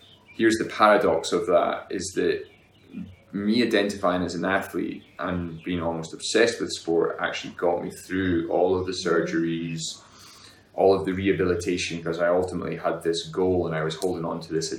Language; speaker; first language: English; native; English